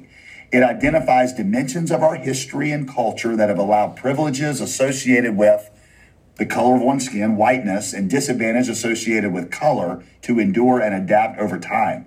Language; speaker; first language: English; non-native, fluent; German